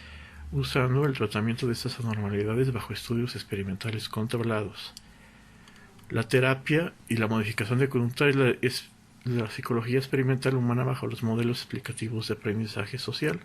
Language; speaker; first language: Spanish; native; Spanish